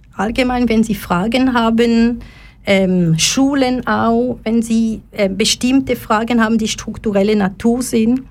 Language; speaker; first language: German; non-native, fluent; Lingala